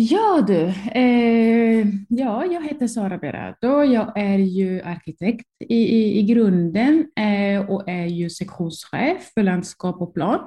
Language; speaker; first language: Swedish; non-native, fluent; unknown